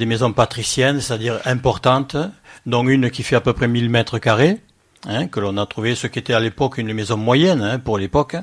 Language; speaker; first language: French; native; French